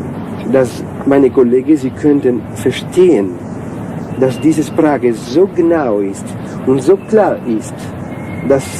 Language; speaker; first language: German; non-native, learner; Italian